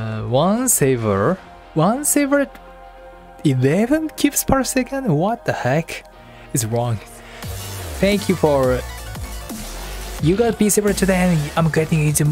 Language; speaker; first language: English; non-native, learner; Japanese